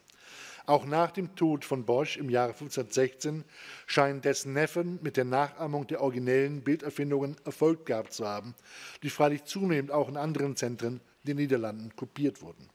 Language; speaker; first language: German; native; German